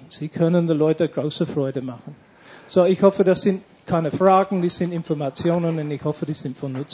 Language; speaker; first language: German; non-native, fluent; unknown